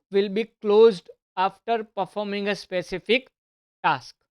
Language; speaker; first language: English; non-native, local second language; Gujarati